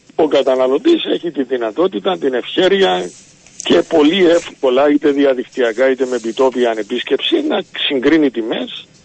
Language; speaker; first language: Greek; native; Greek